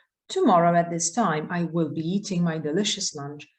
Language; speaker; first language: English; non-native, fluent; Polish